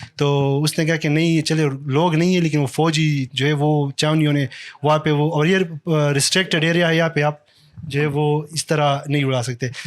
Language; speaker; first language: Urdu; non-native, local second language; Pashto